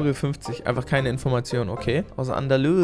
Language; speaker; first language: German; native; German